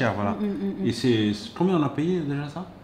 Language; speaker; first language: French; native; French